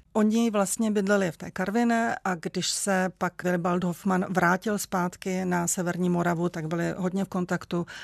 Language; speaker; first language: Czech; native; Czech